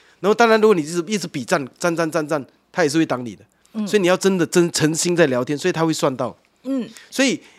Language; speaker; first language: Chinese; native; Chinese